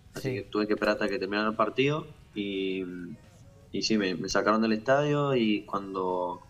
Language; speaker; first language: Spanish; native; Spanish